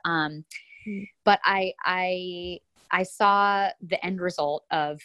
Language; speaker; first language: English; native; English